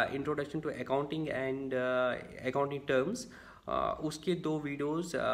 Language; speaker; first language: Hindi; native; Hindi